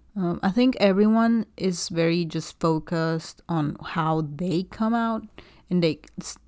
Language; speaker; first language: English; non-native, fluent; Spanish